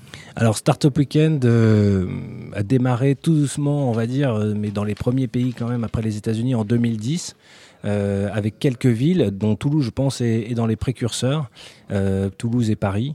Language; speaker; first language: French; native; French